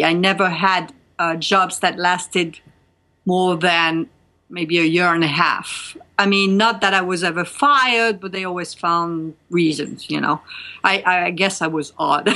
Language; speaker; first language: English; non-native, fluent; French